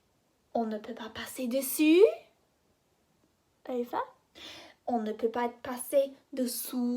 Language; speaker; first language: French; non-native, fluent; English